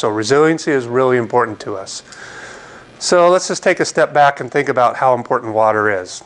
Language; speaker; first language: English; native; English